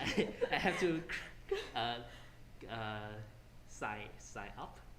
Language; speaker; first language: English; non-native, fluent; Thai